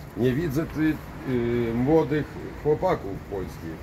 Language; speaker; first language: Polish; non-native, learner; Russian